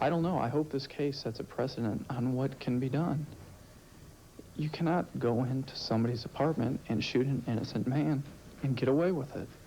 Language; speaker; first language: English; native; English